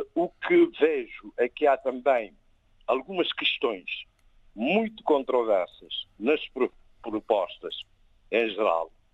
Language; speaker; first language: Portuguese; non-native, local second language; Kabuverdianu